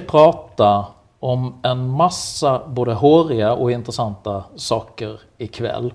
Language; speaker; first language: Swedish; native; Swedish